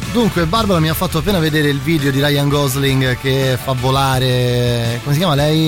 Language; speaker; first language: Italian; native; Italian